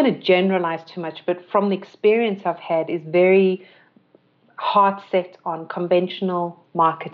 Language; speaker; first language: English; native; English